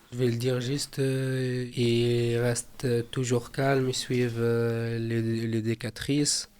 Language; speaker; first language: French; non-native, fluent; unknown